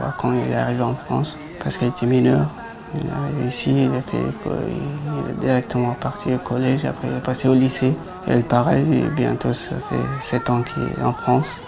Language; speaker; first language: French; non-native, learner; Persian